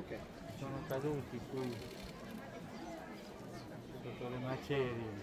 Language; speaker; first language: Italian; non-native, fluent; Spanish